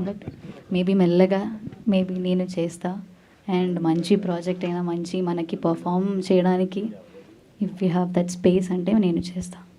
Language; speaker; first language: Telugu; non-native, learner; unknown